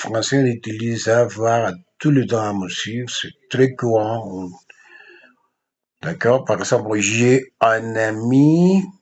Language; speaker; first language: French; non-native, fluent; Spanish